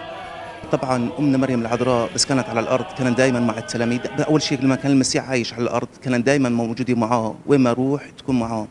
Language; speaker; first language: Arabic; native; Arabic